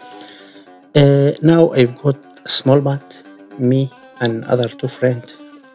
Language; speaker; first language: English; non-native, learner; Arabic